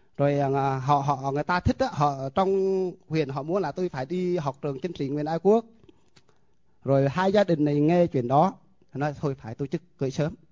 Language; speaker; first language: Vietnamese; non-native, local second language; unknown